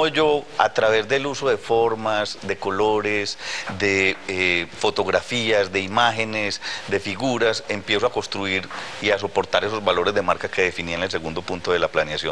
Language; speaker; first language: Spanish; native; Spanish